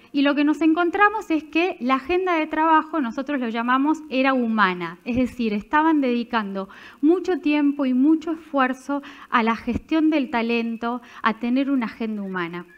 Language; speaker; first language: Spanish; native; Spanish